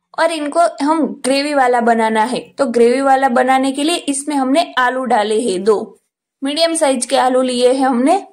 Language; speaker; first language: Hindi; non-native, local second language; Gujarati